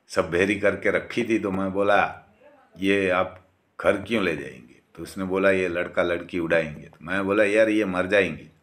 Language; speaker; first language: Hindi; non-native, local second language; Gujarati